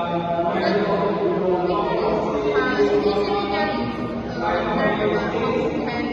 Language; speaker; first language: English; non-native, learner; Indonesian